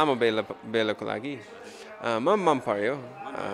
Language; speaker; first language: Nepali; non-native, learner; English